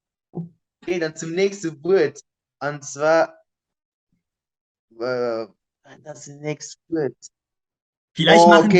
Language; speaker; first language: German; non-native, local second language; Luxembourgish